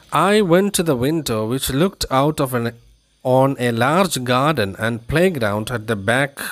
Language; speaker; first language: English; non-native, local second language; Malayalam